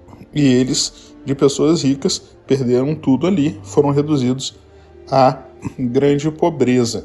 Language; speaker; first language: Portuguese; native; Portuguese